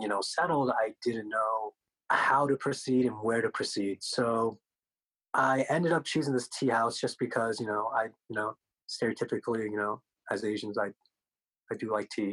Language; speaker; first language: English; early bilingual, other home language; Korean